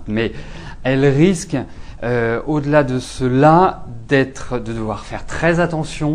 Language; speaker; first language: French; native; French